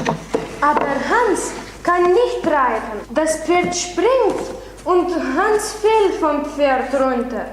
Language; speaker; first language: German; non-native, learner; Lithuanian